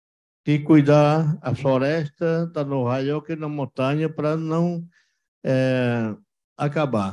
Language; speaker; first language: Portuguese; non-native, local second language; Yanomámi